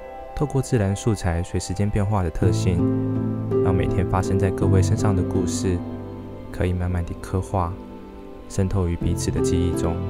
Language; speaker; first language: Chinese; native; Chinese